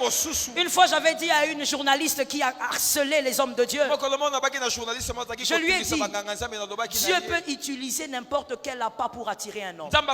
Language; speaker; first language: French; non-native, local second language; Lingala